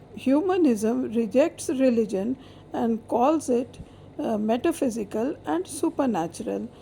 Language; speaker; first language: English; non-native, local second language; Hindi